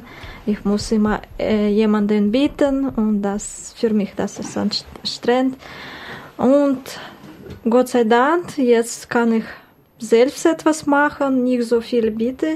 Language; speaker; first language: German; non-native, learner; Russian